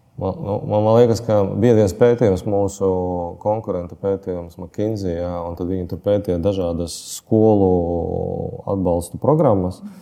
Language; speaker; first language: Latvian; non-native, local second language; Russian